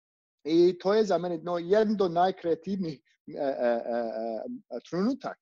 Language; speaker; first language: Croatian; non-native, learner; English